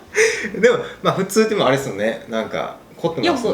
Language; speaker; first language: Japanese; native; Japanese